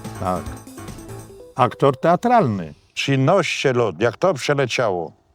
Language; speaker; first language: Polish; native; Polish